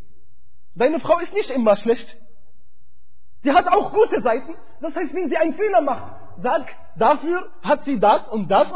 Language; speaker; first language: German; non-native, fluent; Arabic